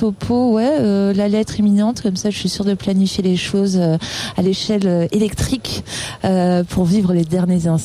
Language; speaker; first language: French; native; French